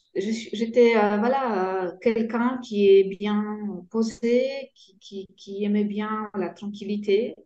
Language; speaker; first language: French; non-native, fluent; Polish